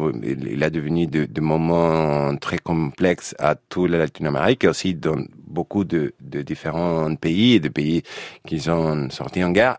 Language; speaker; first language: French; non-native, fluent; Spanish